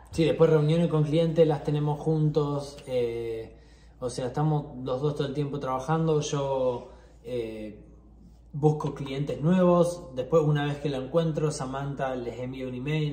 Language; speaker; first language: Spanish; native; Spanish